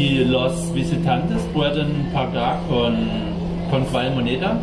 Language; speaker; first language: Spanish; non-native, learner; German